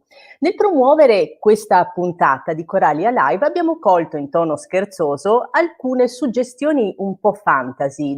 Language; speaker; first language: Italian; native; Italian